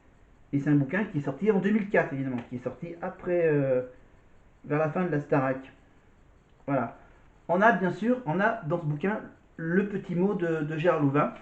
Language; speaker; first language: French; native; French